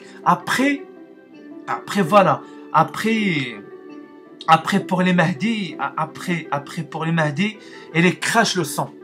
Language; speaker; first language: French; non-native, learner; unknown